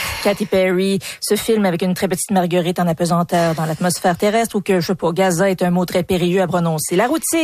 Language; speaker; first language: French; native; French